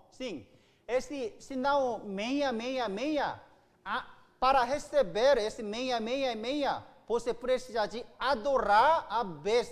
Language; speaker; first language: Portuguese; non-native, learner; Korean